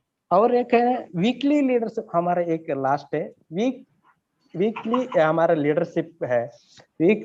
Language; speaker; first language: Hindi; non-native, learner; Kannada